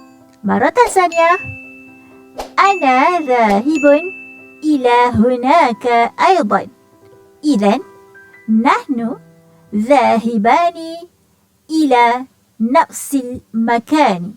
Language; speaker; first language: Arabic; non-native, fluent; Malay